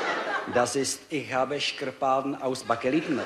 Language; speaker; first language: German; non-native, learner; Czech